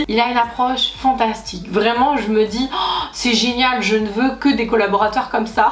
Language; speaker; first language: French; native; French